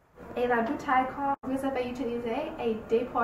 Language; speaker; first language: French; non-native, learner; English